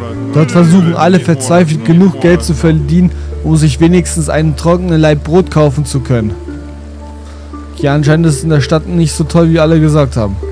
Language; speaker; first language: German; native; German